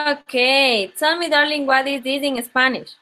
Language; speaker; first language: English; non-native, local second language; Spanish